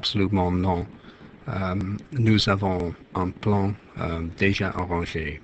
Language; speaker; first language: French; non-native, fluent; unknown